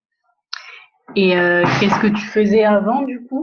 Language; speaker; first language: French; native; French